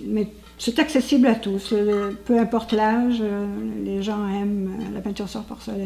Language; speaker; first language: French; native; French